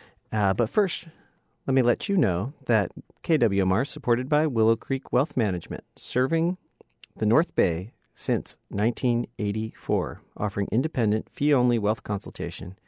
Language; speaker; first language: English; native; English